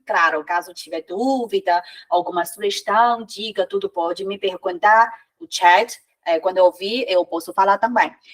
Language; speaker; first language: Portuguese; non-native, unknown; Chinese